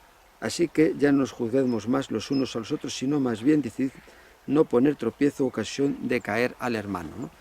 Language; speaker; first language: Spanish; native; Spanish